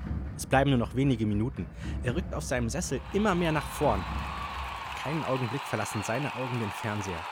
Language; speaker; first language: German; native; German